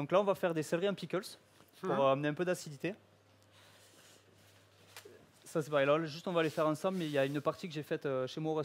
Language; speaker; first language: French; native; French